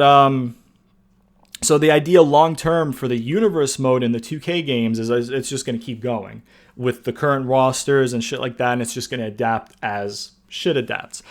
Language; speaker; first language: English; native; English